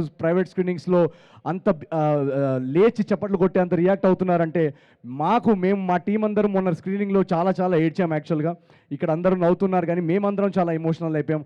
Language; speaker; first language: Telugu; native; Telugu